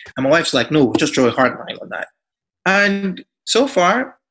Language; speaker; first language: English; non-native, local second language; Yoruba